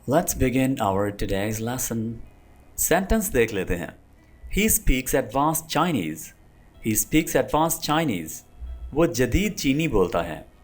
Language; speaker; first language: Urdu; non-native, local second language; Punjabi